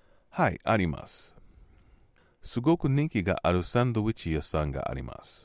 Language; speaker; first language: Japanese; non-native, learner; English